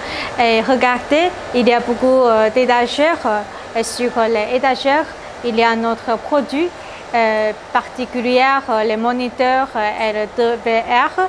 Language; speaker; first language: French; non-native, learner; Chinese